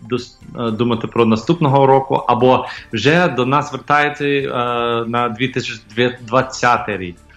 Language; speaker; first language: Ukrainian; early bilingual, heritage; English